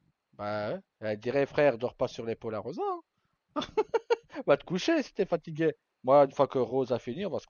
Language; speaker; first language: French; native; French